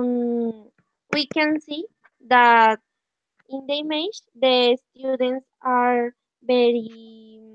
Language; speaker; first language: English; non-native, learner; Spanish